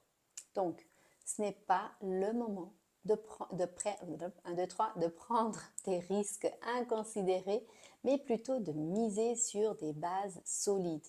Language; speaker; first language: French; native; French